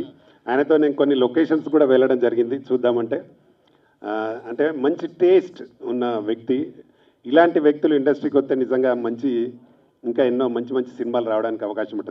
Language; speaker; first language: Telugu; native; Telugu